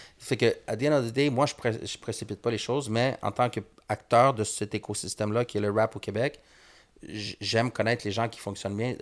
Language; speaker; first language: French; early bilingual, other home language; Spanish